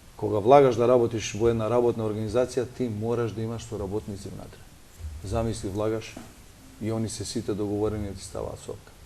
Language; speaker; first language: Macedonian; non-native, local second language; Albanian